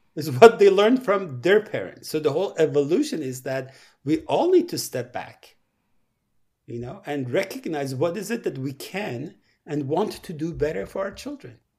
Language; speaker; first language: English; non-native, fluent; Persian